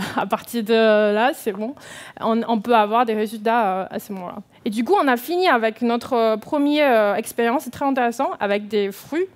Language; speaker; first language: French; non-native, fluent; Chinese